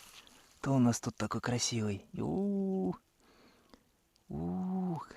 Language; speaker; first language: Russian; native; Russian